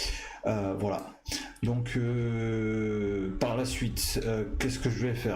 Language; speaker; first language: French; native; French